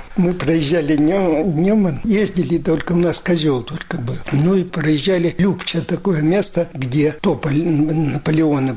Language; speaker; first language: Russian; native; Russian